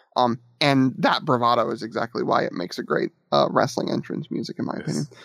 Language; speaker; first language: English; native; English